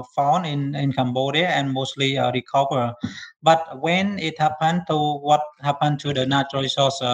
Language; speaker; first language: English; non-native, learner; Khmer